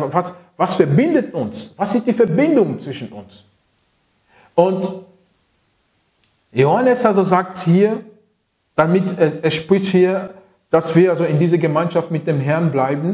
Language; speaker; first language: German; non-native, fluent; French